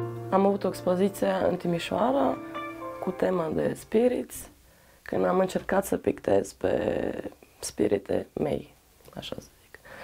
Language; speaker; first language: Romanian; non-native, fluent; Russian